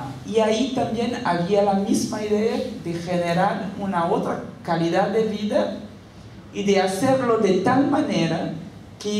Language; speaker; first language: Spanish; non-native, fluent; Portuguese